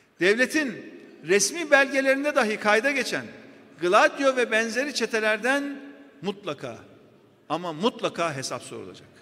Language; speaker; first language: Turkish; native; Turkish